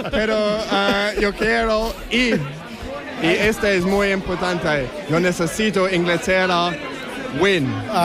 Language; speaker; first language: Spanish; non-native, learner; English